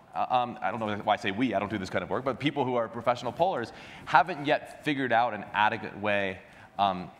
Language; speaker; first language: English; native; English